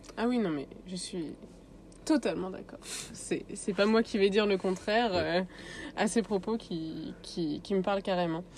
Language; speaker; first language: French; native; French